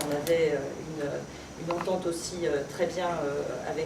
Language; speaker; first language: French; native; French